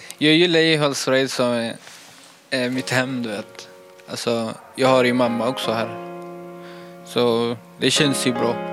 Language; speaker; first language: Swedish; non-native, fluent; Tigrinya